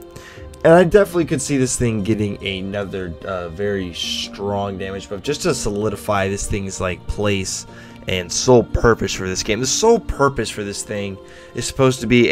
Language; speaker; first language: English; native; English